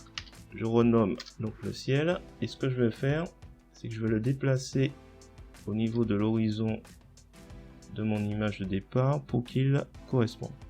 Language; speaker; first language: French; native; French